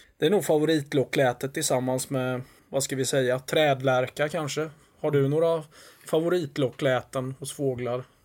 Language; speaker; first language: Swedish; native; Swedish